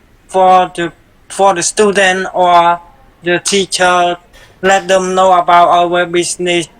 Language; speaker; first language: English; non-native, learner; Khmer